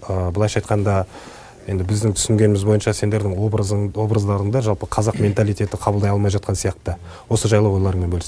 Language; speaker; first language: Kazakh; native; Kazakh